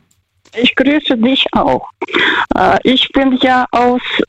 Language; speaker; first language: German; early bilingual, heritage; Russian